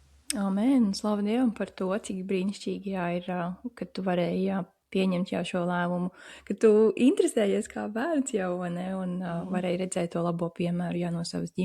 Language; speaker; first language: Latvian; native; Latvian